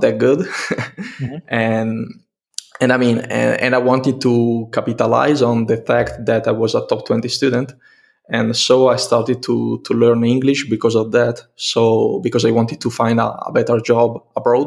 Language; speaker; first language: English; non-native, fluent; Italian